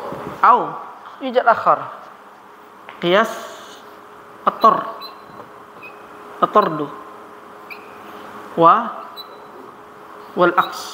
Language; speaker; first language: Arabic; non-native, learner; Malay